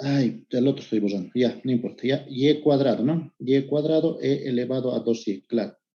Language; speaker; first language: Spanish; native; Spanish